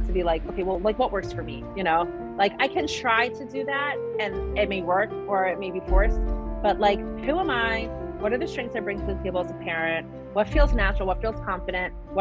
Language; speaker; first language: English; native; English